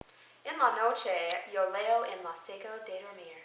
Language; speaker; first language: Spanish; non-native, learner; English